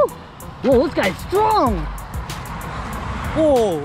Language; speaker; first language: English; native; English